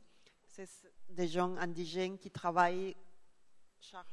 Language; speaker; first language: French; non-native, learner; Spanish